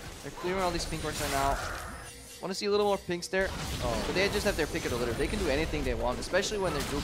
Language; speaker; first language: English; native; English